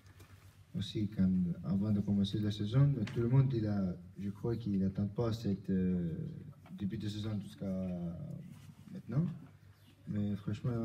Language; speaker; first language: French; non-native, learner; Albanian